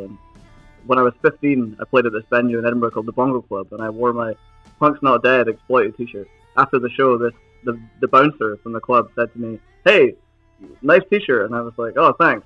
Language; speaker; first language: English; native; English